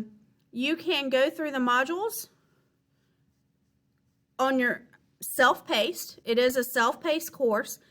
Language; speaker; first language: English; native; English